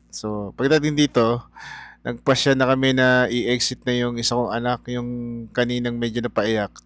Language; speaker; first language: Filipino; native; Filipino